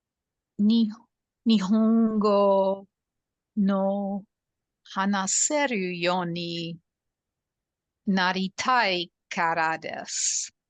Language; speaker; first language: Japanese; non-native, learner; English